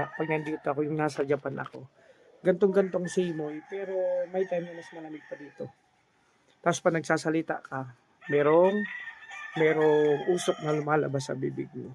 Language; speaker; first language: Filipino; non-native, local second language; Cebuano